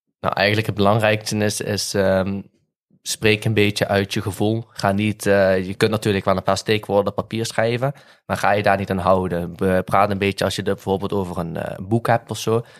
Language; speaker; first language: Dutch; native; Dutch